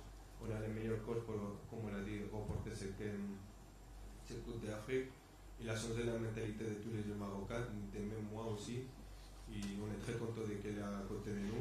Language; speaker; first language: French; non-native, fluent; Spanish